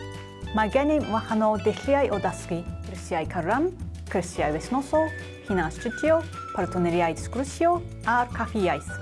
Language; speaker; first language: Welsh; non-native, learner; Japanese